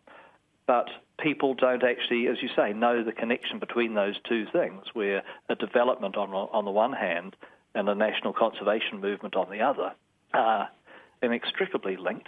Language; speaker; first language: English; native; English